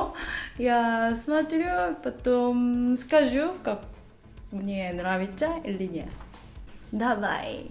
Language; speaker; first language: Russian; non-native, learner; Korean